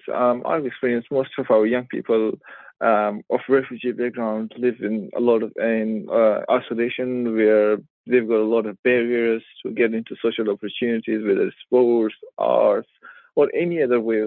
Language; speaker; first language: English; non-native, local second language; Persian